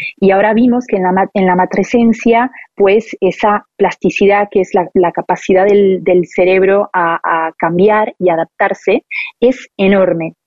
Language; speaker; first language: Spanish; non-native, fluent; French